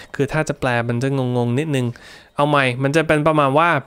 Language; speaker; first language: Thai; non-native, fluent; English